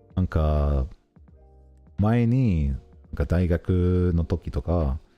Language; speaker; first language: Japanese; non-native, learner; English